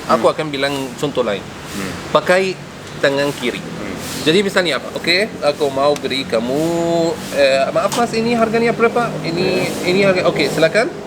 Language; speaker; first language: Indonesian; non-native, fluent; Arabic